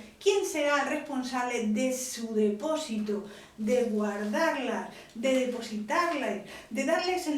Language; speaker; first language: Spanish; native; Spanish